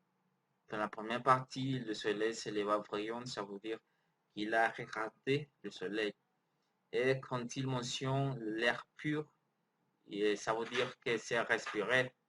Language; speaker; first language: French; non-native, learner; Spanish